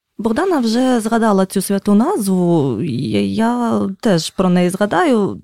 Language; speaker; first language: Ukrainian; native; Ukrainian